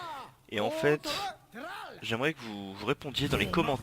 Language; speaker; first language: French; native; French